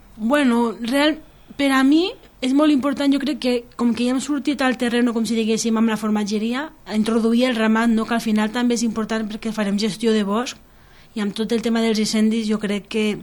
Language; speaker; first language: Catalan; native; Catalan